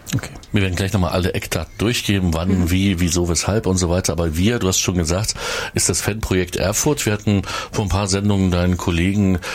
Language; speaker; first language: German; native; German